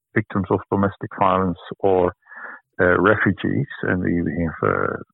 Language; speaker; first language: English; non-native, fluent; Dutch